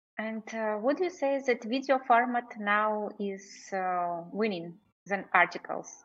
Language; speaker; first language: English; non-native, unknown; Russian